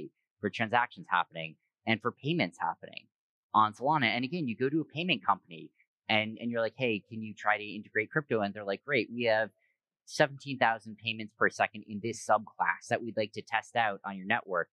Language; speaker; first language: English; native; English